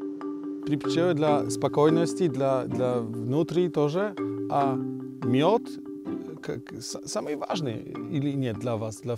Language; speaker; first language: Russian; non-native, learner; Polish